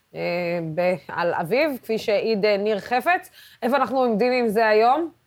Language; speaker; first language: Hebrew; non-native, local second language; Arabic